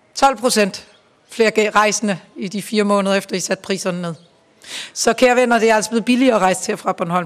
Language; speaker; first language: Danish; native; Danish